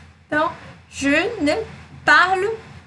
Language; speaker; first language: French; non-native, fluent; Portuguese